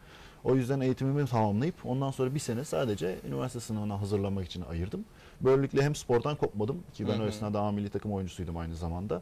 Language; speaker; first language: Turkish; native; Turkish